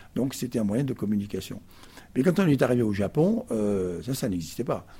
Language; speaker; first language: French; native; French